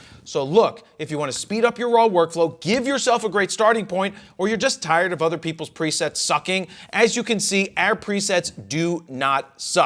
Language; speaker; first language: English; native; English